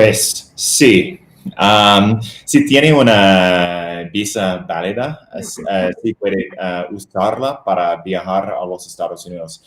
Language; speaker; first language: Spanish; non-native, fluent; English